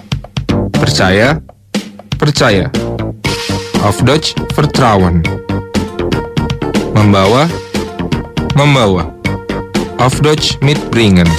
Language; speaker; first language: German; non-native, fluent; Indonesian